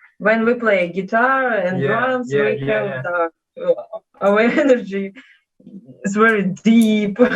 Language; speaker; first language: English; non-native, learner; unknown